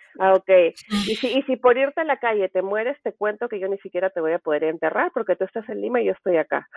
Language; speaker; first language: Spanish; native; Spanish